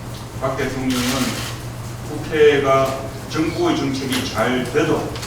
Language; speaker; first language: Korean; native; Korean